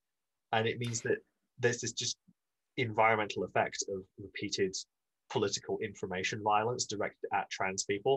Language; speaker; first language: English; native; English